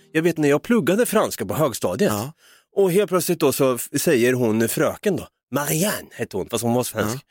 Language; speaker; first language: Swedish; native; Swedish